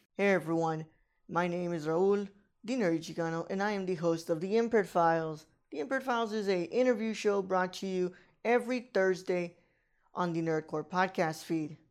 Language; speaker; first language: English; native; English